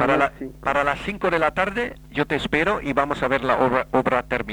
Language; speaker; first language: Spanish; native; Spanish